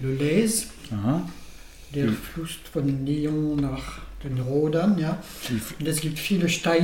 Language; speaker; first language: German; non-native, learner; French